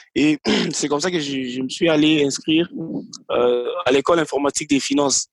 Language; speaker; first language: French; non-native, local second language; Lingala